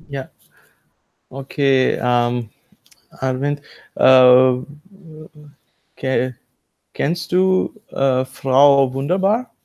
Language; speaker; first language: German; non-native, learner; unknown